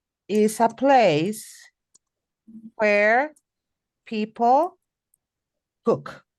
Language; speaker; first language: English; non-native, fluent; Spanish